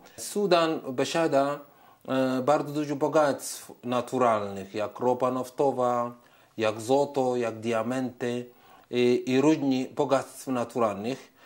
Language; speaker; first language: Polish; non-native, fluent; Arabic